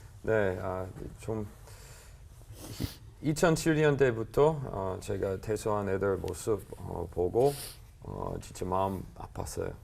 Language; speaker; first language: Korean; non-native, learner; English